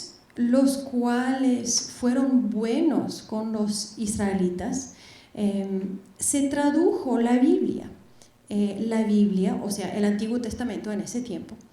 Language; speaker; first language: Spanish; non-native, fluent; Bulgarian